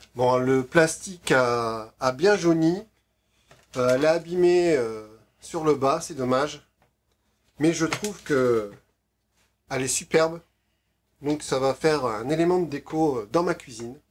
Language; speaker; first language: French; native; French